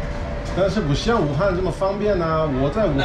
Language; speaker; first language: Chinese; non-native, fluent; English